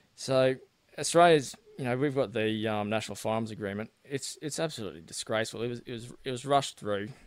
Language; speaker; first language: English; native; English